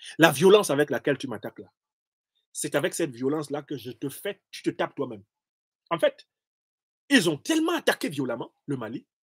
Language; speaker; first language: French; non-native, local second language; Basaa